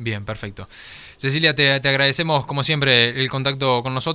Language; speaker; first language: Spanish; native; Spanish